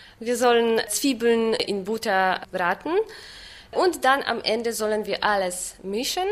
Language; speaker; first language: German; non-native, learner; Polish